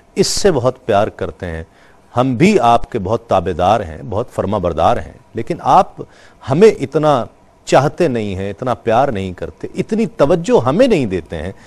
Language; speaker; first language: Urdu; native; Urdu